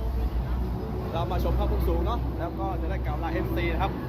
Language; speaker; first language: Thai; native; Thai